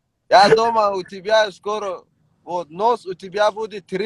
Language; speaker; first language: Russian; non-native, learner; Persian